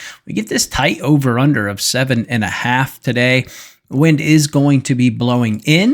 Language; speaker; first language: English; native; English